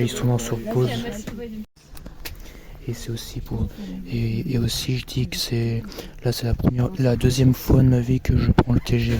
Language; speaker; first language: French; native; French